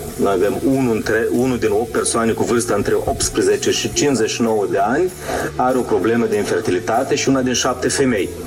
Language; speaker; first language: Romanian; native; Romanian